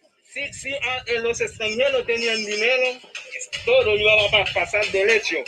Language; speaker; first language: Spanish; non-native, learner; Haitian Creole